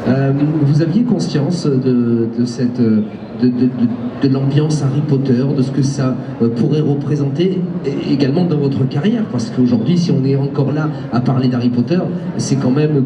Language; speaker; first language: French; native; French